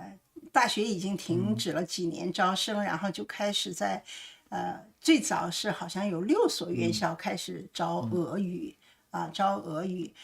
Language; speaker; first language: Chinese; native; Chinese